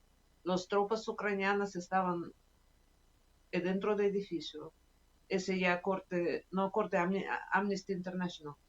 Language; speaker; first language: Spanish; non-native, fluent; Russian